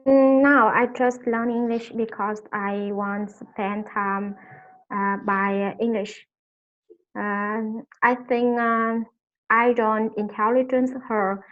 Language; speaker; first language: English; non-native, learner; Vietnamese